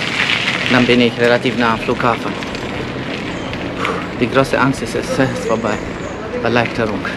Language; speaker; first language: German; non-native, fluent; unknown